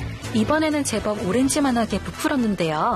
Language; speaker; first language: Korean; native; Korean